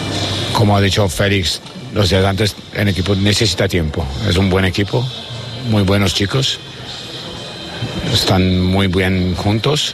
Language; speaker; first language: Spanish; non-native, learner; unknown